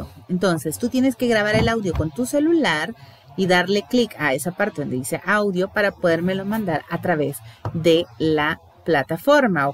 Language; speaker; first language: Spanish; native; Spanish